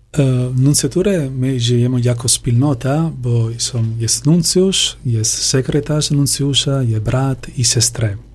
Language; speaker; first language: Ukrainian; non-native, learner; Italian